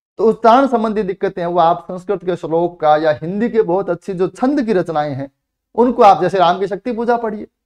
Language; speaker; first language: Hindi; native; Hindi